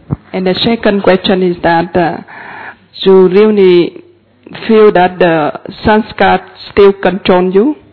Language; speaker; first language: English; non-native, fluent; Vietnamese